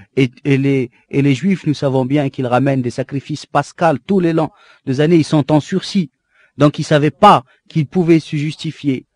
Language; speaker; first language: French; non-native, local second language; Arabic